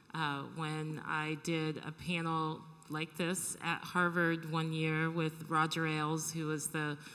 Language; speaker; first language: English; native; English